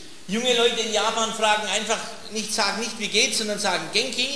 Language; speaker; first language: German; native; German